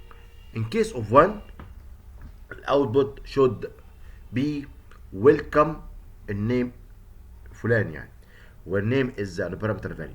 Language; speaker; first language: English; non-native, fluent; Arabic